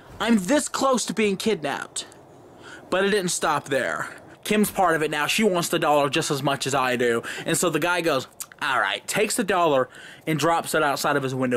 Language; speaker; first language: English; native; English